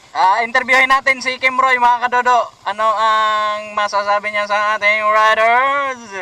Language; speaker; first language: Filipino; non-native, local second language; Cebuano